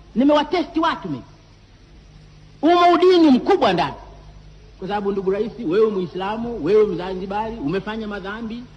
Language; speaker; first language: Swahili; non-native, local second language; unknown